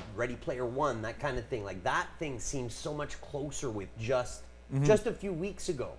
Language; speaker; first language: English; native; English